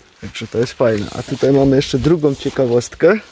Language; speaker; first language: Polish; native; Polish